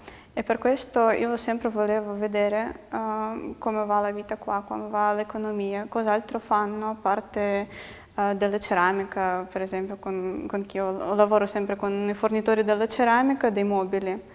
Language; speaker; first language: Italian; non-native, fluent; Russian